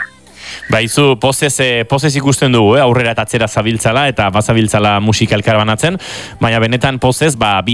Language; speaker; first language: Basque; native; Basque